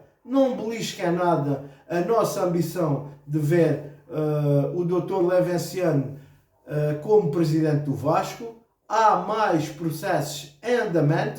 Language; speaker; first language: Portuguese; native; Portuguese